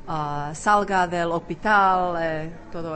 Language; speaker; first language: Spanish; non-native, fluent; Czech